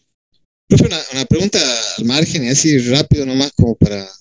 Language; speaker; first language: Spanish; native; Spanish